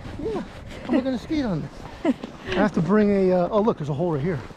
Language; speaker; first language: English; native; English